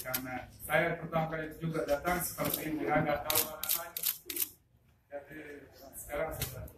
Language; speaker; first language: Indonesian; non-native, fluent; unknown